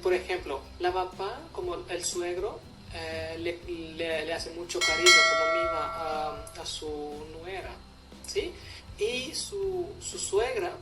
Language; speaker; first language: Spanish; non-native, fluent; Hindi